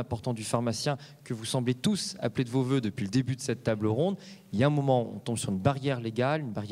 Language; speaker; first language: French; native; French